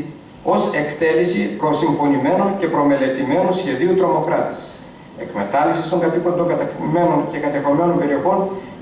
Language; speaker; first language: Greek; native; Greek